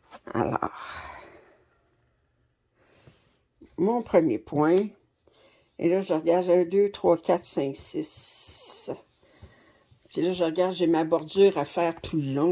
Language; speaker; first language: French; native; French